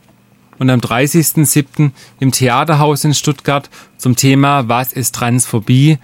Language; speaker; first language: German; native; German